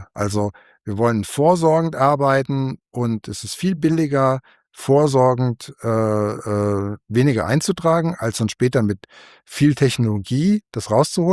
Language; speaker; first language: German; native; German